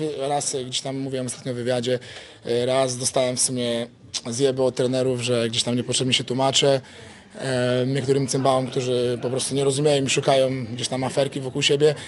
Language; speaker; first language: Polish; native; Polish